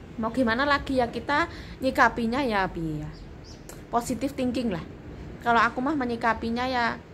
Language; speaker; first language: Indonesian; non-native, local second language; Javanese